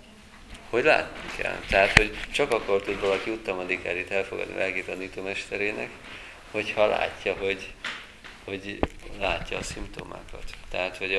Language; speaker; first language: Hungarian; native; Hungarian